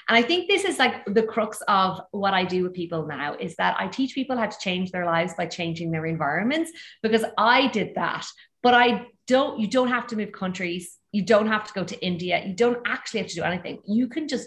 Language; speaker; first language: English; native; English